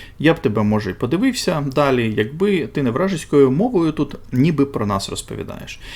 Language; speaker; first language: Ukrainian; non-native, local second language; Russian